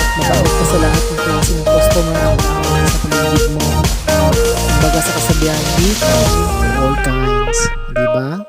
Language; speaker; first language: Filipino; non-native, local second language; Cebuano